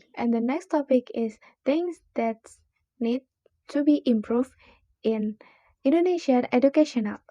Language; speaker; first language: English; non-native, learner; Indonesian